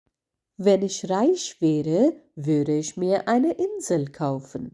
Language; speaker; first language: German; non-native, fluent; Hindi